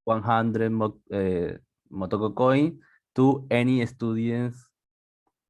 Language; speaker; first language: English; non-native, learner; Spanish